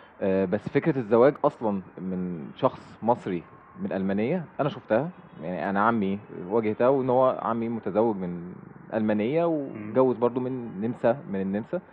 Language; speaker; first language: Arabic; native; Arabic